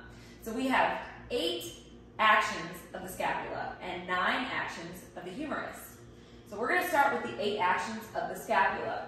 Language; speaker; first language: English; native; English